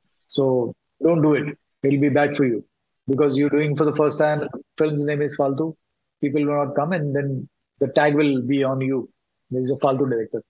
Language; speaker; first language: English; non-native, local second language; Malayalam